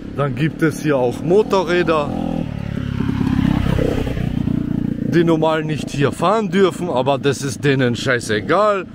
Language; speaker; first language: German; early bilingual, other home language; Albanian